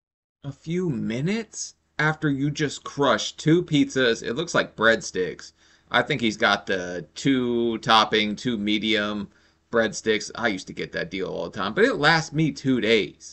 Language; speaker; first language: English; native; English